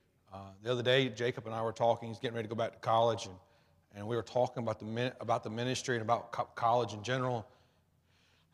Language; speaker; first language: English; native; English